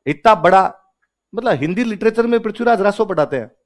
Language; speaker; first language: Hindi; non-native, local second language; Rajasthani